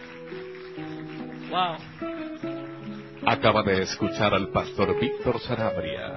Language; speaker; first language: Spanish; native; Spanish